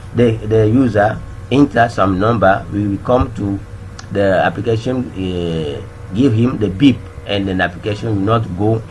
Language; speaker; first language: English; non-native, learner; French